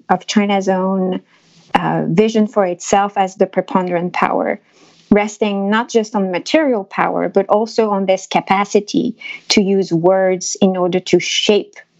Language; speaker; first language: English; non-native, fluent; French